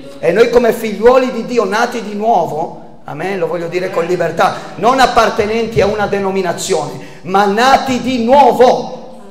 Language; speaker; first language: Italian; non-native, fluent; Spanish